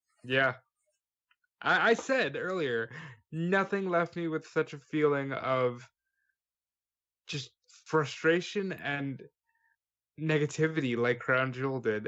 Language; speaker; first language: English; native; English